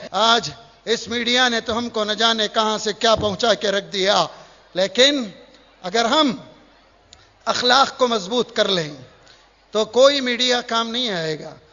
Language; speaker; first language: Urdu; native; Urdu